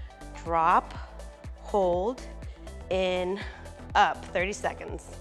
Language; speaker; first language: English; native; English